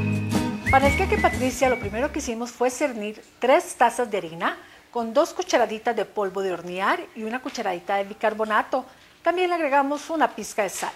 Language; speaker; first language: Spanish; native; Spanish